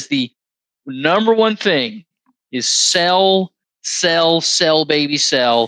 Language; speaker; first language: English; native; English